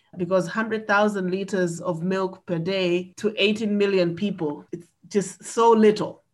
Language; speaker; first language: English; non-native, local second language; Nyanja